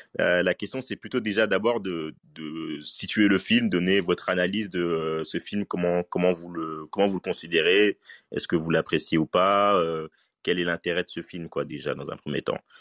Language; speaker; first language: French; native; French